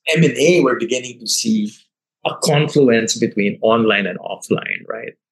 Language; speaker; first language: English; non-native, local second language; Filipino